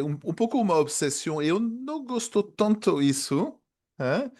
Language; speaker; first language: Portuguese; non-native, fluent; French